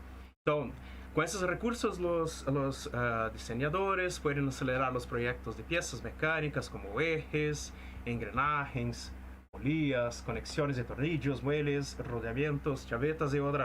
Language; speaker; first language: Spanish; non-native, fluent; Portuguese